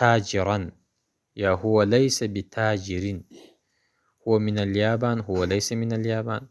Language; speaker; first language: Arabic; non-native, fluent; Pashto